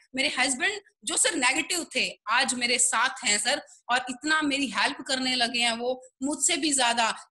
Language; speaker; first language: Hindi; native; Hindi